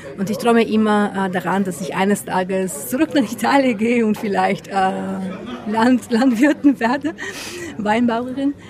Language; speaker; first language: German; non-native, fluent; Italian